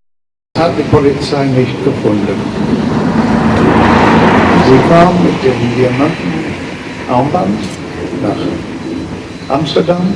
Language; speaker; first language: German; early bilingual, heritage; German